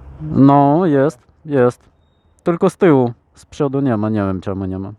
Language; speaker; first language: Polish; non-native, fluent; Ukrainian